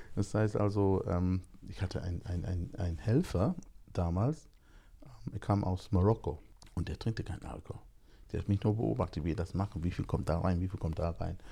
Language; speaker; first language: German; non-native, fluent; English